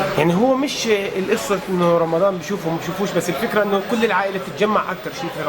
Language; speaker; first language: Arabic; native; Arabic